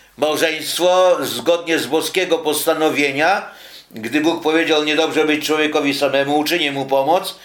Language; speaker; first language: Polish; native; Polish